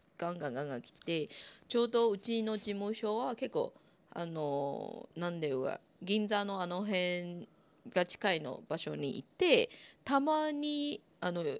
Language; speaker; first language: Japanese; non-native, fluent; Chinese